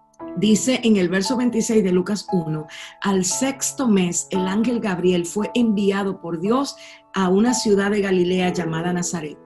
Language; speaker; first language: Spanish; native; Spanish